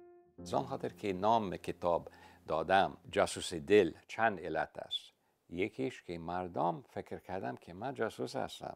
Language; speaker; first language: Persian; non-native, fluent; English